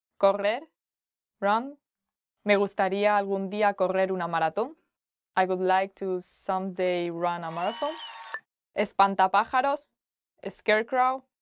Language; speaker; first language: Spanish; native; Spanish